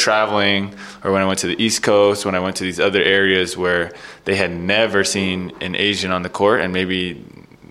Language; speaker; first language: English; native; English